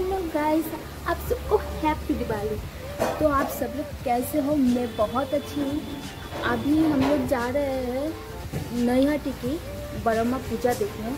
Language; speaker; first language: Hindi; non-native, local second language; Bangla